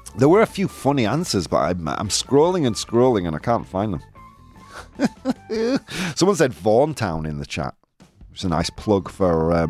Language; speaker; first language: English; native; English